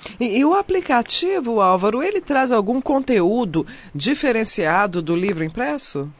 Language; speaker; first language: Portuguese; native; Portuguese